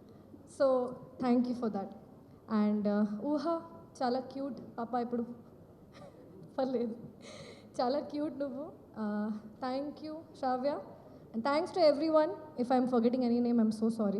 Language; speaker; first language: Telugu; non-native, local second language; Hindi